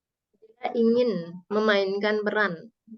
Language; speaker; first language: Indonesian; native; Indonesian